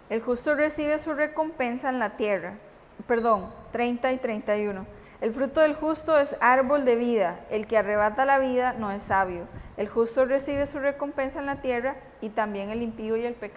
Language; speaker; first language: Spanish; native; Spanish